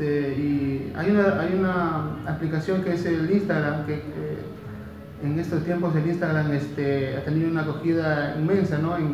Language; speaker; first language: Spanish; native; Spanish